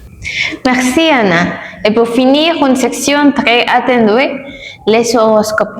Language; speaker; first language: French; non-native, learner; Spanish